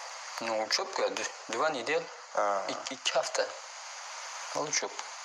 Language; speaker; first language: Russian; non-native, learner; Uzbek